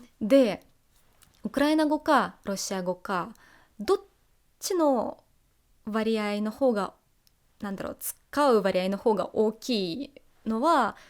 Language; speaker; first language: Japanese; non-native, fluent; Russian